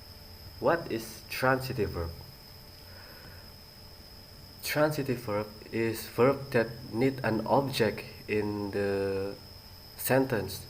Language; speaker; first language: English; non-native, learner; Indonesian